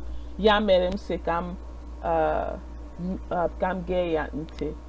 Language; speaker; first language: Igbo; non-native, learner; English